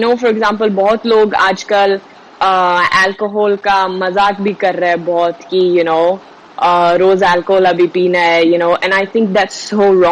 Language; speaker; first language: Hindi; non-native, fluent; Swedish